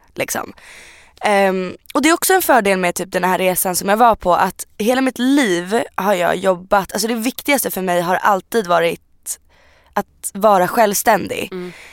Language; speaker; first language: Swedish; native; Swedish